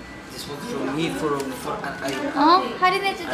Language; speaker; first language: Korean; native; Korean